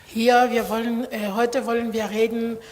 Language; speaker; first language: German; non-native, learner; Lingala